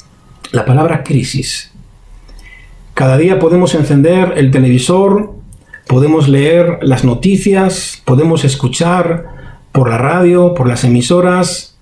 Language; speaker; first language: Spanish; native; Spanish